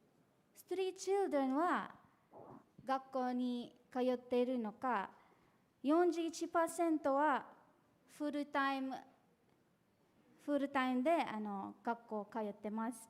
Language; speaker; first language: Japanese; non-native, fluent; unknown